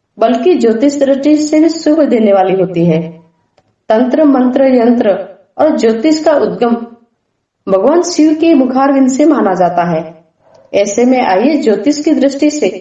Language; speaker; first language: Hindi; non-native, local second language; Gujarati